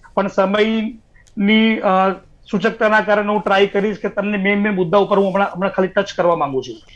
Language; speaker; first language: Gujarati; native; Gujarati